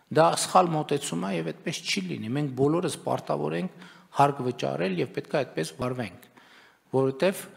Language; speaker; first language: Armenian; native; Armenian